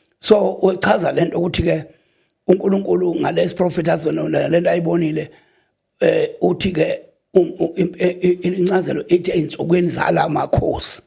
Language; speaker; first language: Zulu; native; Zulu